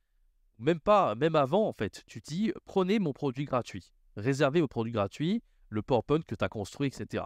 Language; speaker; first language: French; native; French